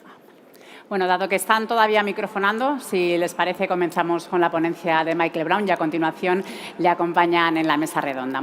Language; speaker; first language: Spanish; native; Spanish